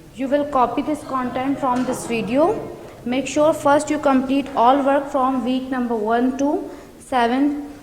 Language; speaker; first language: English; non-native, local second language; Urdu